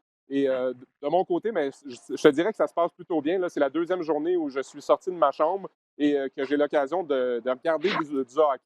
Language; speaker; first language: French; native; French